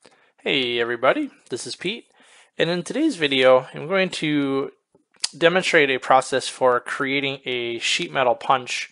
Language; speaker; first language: English; native; English